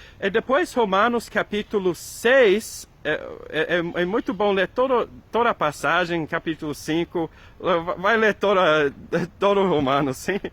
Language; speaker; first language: Portuguese; non-native, fluent; English